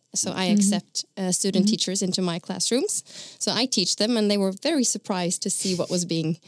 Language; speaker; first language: English; non-native, fluent; Norwegian